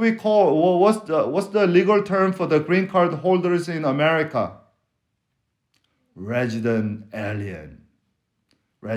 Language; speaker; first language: English; non-native, fluent; Korean